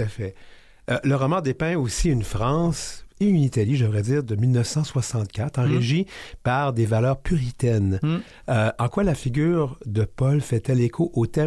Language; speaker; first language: French; native; French